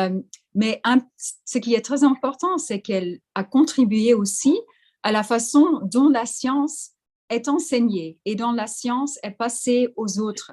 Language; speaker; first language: French; non-native, fluent; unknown